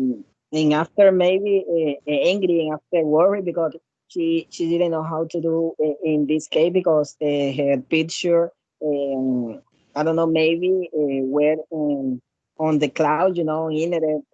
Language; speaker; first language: English; non-native, learner; Spanish